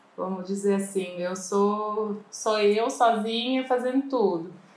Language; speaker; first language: Portuguese; native; Portuguese